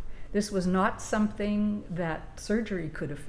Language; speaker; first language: English; native; English